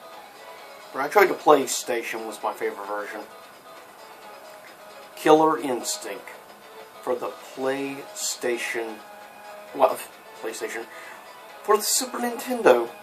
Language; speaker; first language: English; native; English